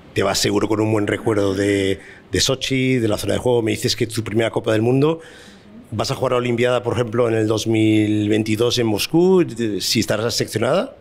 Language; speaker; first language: Spanish; native; Spanish